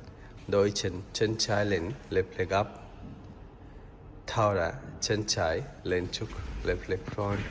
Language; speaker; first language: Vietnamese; non-native, learner; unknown